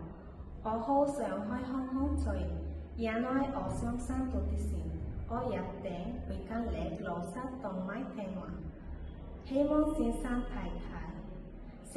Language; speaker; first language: Cantonese; non-native, learner; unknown